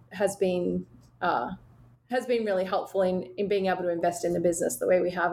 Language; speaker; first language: English; native; English